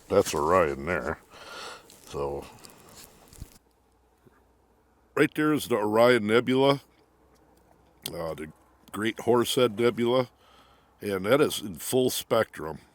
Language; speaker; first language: English; native; English